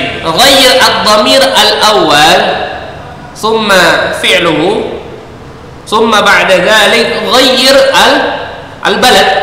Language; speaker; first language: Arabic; non-native, fluent; Indonesian